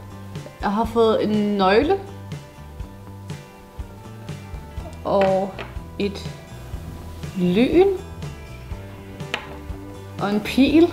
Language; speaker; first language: Danish; native; Danish